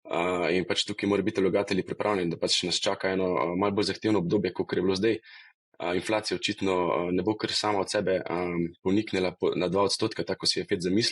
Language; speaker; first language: Slovenian; native; Slovenian